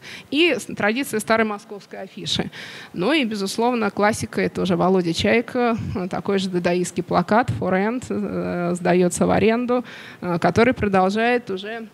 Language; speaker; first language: Russian; native; Russian